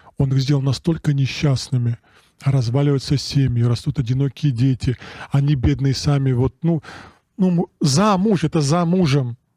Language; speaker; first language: Russian; non-native, local second language; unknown